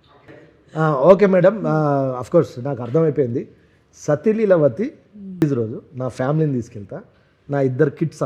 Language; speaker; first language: Telugu; native; Telugu